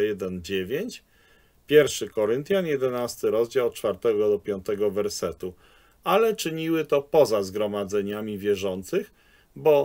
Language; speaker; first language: Polish; native; Polish